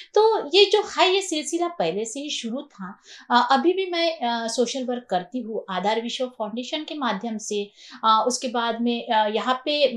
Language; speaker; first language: Hindi; non-native, local second language; Marathi